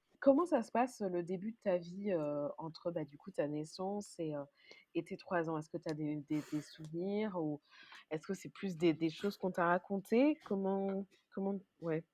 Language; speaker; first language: French; native; French